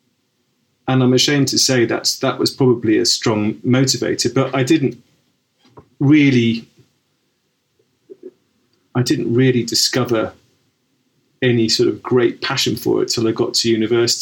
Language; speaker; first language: English; native; English